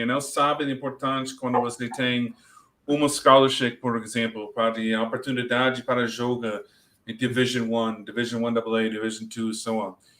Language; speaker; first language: Portuguese; non-native, learner; English